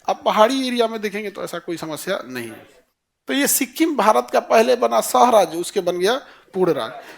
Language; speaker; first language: Hindi; native; Hindi